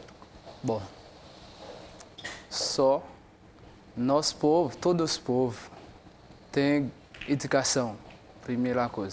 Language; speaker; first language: Portuguese; non-native, learner; Haitian Creole